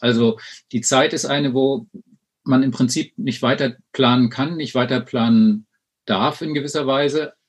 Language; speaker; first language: German; native; German